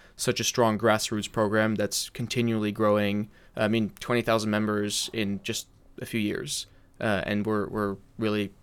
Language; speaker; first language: English; early bilingual, heritage; English